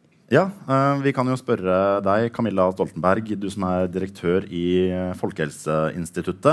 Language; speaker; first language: Norwegian; native; Norwegian